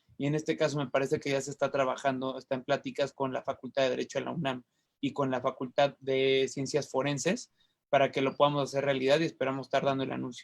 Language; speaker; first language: Spanish; native; Spanish